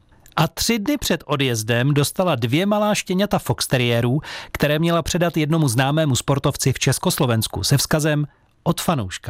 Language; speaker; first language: Czech; native; Czech